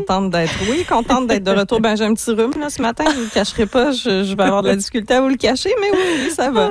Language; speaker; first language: French; native; French